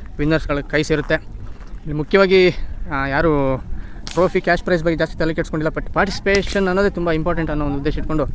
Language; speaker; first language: Kannada; non-native, local second language; Kodava